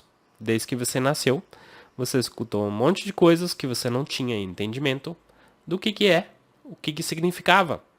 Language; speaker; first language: Portuguese; non-native, fluent; English